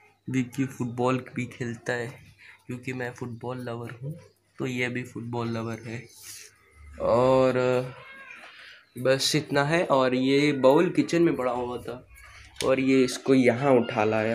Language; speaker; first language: Hindi; non-native, local second language; Tamil